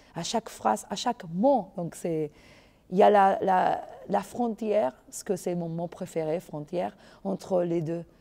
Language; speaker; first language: French; non-native, fluent; Spanish